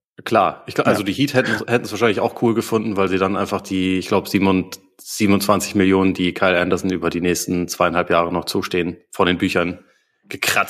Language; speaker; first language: German; native; German